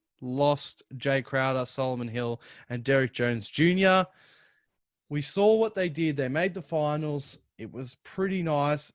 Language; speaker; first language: English; native; English